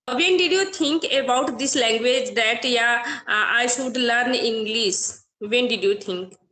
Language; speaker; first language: English; non-native, learner; Hindi